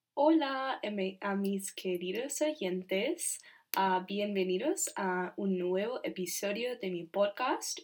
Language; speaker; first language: Spanish; non-native, learner; English